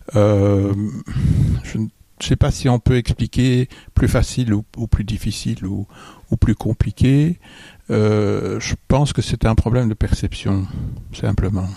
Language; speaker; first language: French; native; French